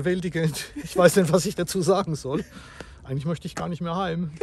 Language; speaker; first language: German; native; German